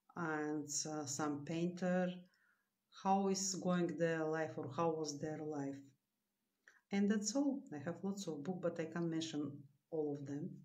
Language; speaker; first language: English; non-native, learner; Bulgarian